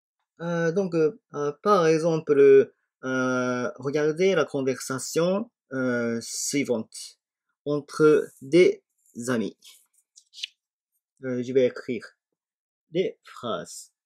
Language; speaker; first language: French; non-native, fluent; Japanese